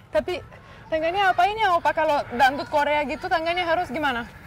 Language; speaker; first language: Indonesian; non-native, fluent; Romanian